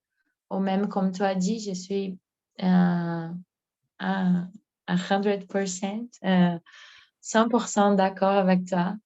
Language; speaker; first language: French; non-native, learner; Portuguese